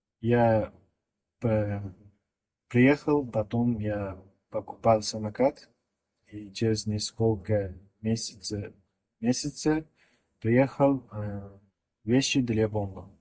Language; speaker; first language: Russian; non-native, learner; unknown